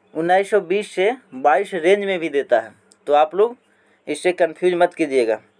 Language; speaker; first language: Hindi; native; Hindi